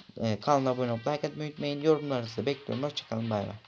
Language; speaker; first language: Turkish; native; Turkish